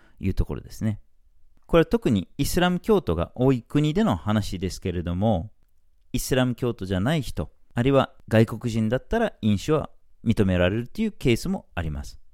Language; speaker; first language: Japanese; non-native, fluent; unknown